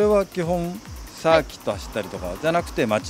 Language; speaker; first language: Japanese; native; Japanese